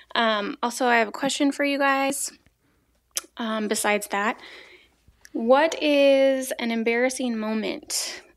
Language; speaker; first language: English; native; English